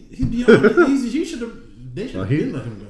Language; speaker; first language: English; native; English